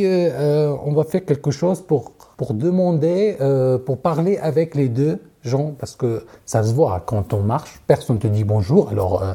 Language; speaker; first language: French; non-native, learner; Arabic